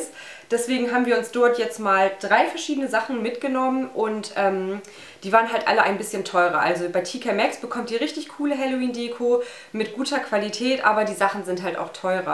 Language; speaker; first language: German; native; German